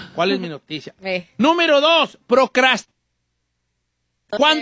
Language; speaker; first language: Spanish; native; Spanish